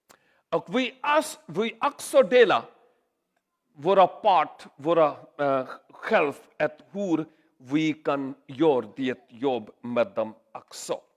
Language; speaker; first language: Swedish; non-native, learner; Urdu